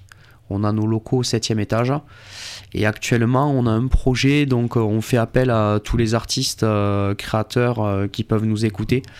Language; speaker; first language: French; native; French